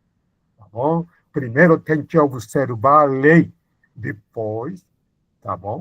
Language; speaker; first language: Portuguese; non-native, fluent; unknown